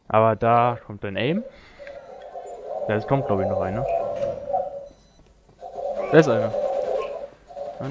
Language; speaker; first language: German; native; German